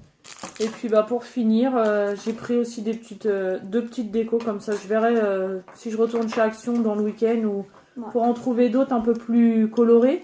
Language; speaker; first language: French; native; French